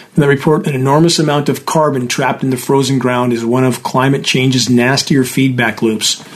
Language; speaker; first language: English; native; English